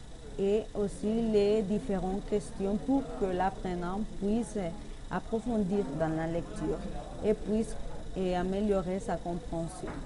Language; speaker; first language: French; non-native, learner; Spanish